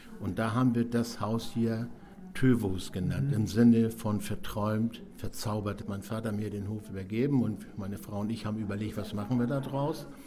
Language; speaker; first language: German; native; German